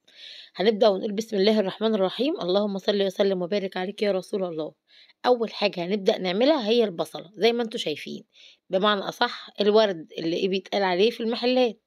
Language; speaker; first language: Arabic; native; Arabic